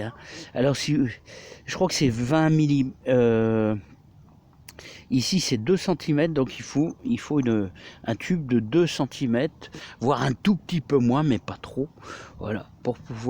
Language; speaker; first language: French; native; French